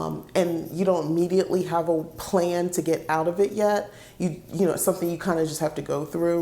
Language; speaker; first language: English; native; English